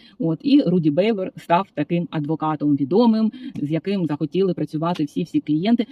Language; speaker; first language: Ukrainian; non-native, local second language; Russian